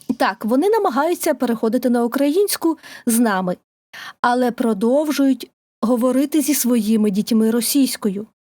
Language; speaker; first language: Ukrainian; native; Ukrainian